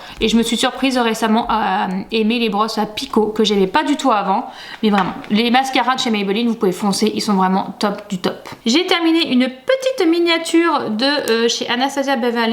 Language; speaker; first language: French; native; French